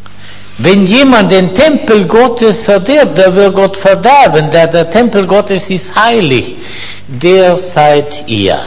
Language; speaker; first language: German; non-native, fluent; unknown